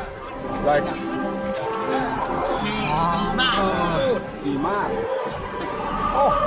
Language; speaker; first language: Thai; non-native, learner; English